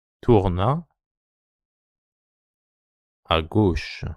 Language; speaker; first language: French; non-native, fluent; Japanese